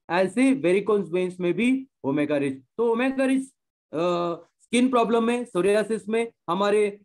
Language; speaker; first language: Hindi; non-native, local second language; Marathi